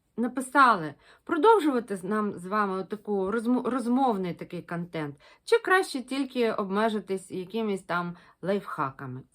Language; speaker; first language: Ukrainian; non-native, local second language; Russian